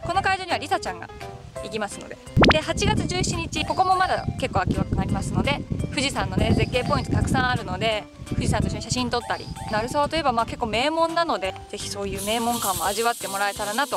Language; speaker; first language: Japanese; native; Japanese